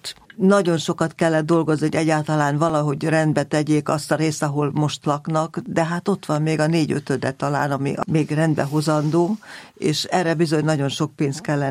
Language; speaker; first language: Hungarian; native; Hungarian